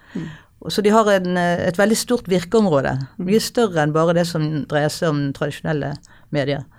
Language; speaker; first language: Norwegian; native; Norwegian